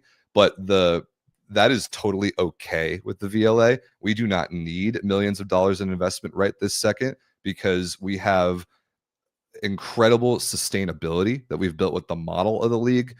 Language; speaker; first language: English; native; English